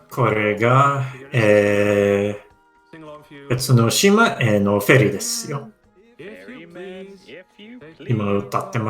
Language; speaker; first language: Japanese; non-native, fluent; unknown